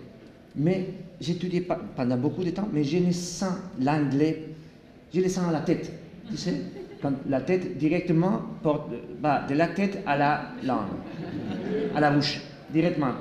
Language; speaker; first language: French; non-native, learner; Spanish